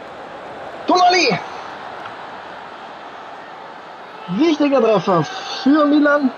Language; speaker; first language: German; native; German